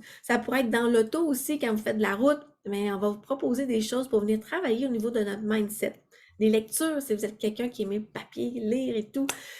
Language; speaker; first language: French; native; French